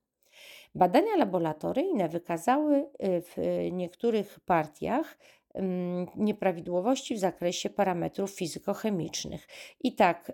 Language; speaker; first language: Polish; native; Polish